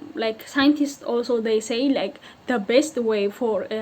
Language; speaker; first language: English; non-native, local second language; Amharic